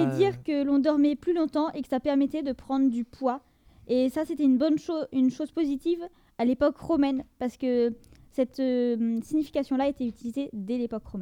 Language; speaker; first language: French; native; French